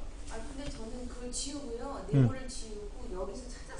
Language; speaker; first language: Korean; native; Korean